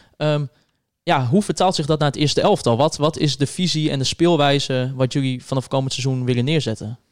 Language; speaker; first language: Dutch; native; Dutch